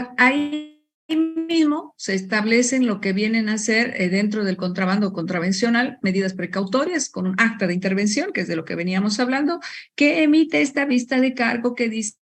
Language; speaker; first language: Spanish; native; Spanish